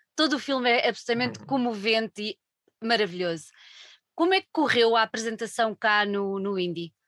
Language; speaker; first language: Portuguese; native; Portuguese